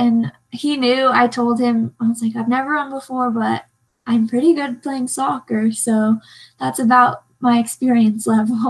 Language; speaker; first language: English; native; English